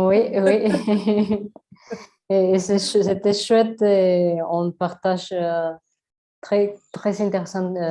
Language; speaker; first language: French; non-native, learner; Spanish